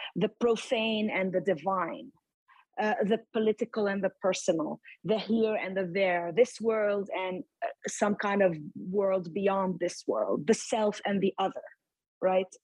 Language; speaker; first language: English; non-native, fluent; Arabic